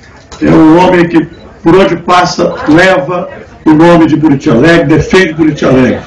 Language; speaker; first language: Portuguese; native; Portuguese